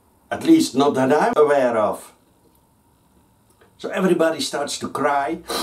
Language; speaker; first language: English; non-native, fluent; Dutch